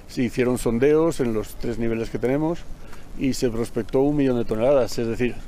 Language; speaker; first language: Spanish; native; Spanish